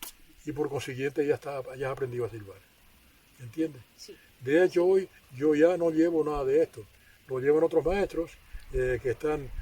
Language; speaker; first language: Spanish; native; Spanish